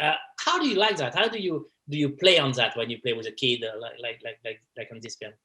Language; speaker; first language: English; non-native, fluent; French